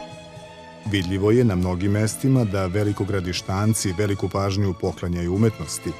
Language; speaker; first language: Bosnian; native; Bosnian